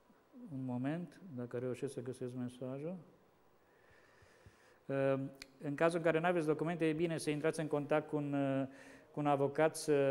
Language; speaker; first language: Romanian; native; Romanian